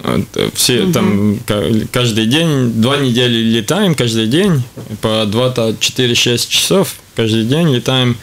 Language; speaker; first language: Russian; non-native, local second language; Latvian